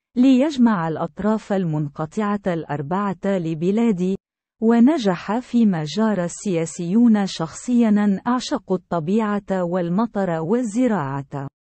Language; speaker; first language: Arabic; non-native, local second language; Central Kurdish